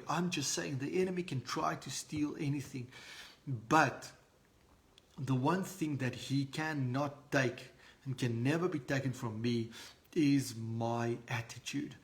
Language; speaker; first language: English; non-native, local second language; Afrikaans